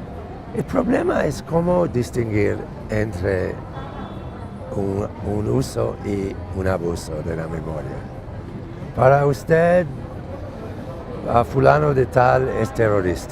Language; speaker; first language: Spanish; non-native, fluent; English